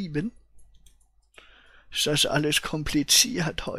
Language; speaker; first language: German; native; German